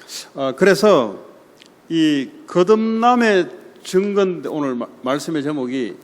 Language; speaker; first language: Korean; native; Korean